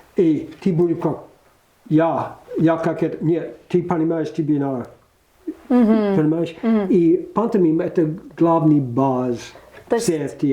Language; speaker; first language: Russian; non-native, learner; English